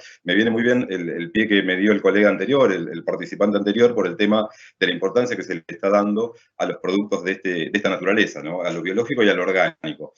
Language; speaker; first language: Spanish; native; Spanish